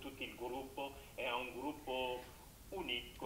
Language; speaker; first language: Italian; non-native, learner; French